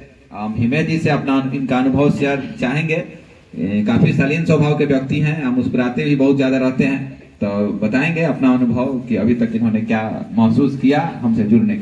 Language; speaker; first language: Hindi; native; Hindi